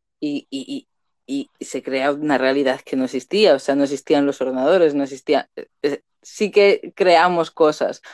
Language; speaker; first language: Spanish; native; Spanish